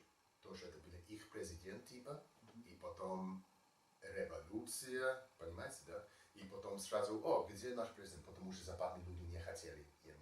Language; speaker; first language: Russian; non-native, learner; English